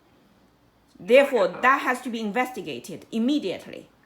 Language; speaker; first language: English; non-native, fluent; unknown